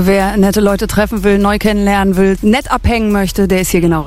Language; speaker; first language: German; native; German